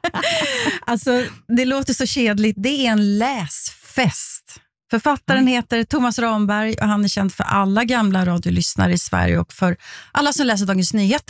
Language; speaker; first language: Swedish; native; Swedish